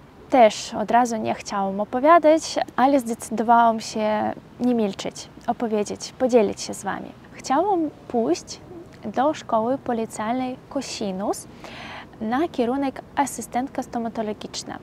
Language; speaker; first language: Polish; non-native, fluent; Russian